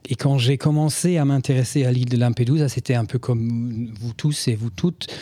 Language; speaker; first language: French; non-native, fluent; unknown